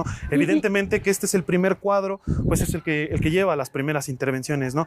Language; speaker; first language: Spanish; native; Spanish